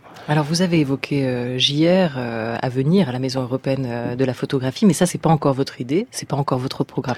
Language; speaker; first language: French; native; French